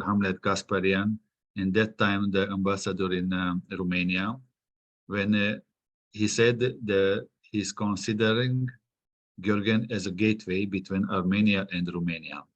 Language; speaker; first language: English; non-native, fluent; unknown